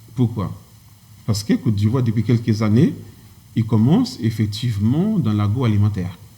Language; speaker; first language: French; early bilingual, other home language; Haitian Creole